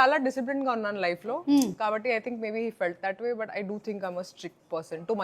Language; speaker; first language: Telugu; non-native, fluent; Hindi